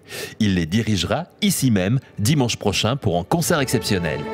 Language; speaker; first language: French; native; French